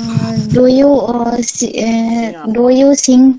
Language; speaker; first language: English; non-native, learner; Bangla